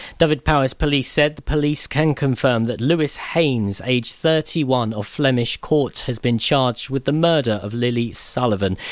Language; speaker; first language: English; native; English